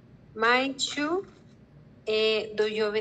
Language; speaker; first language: Japanese; non-native, learner; Spanish